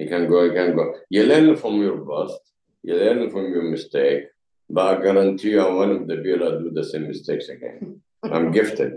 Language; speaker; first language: English; non-native, fluent; Arabic